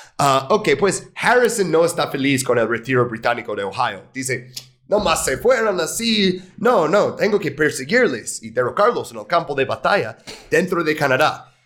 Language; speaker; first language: Spanish; non-native, fluent; English